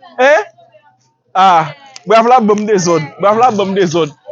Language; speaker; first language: Haitian Creole; native; Haitian Creole